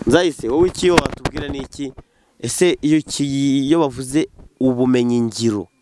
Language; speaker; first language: Kinyarwanda; native; Kinyarwanda